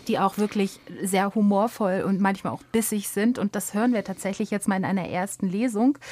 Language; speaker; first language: German; native; German